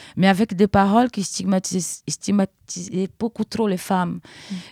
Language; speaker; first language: French; non-native, fluent; Portuguese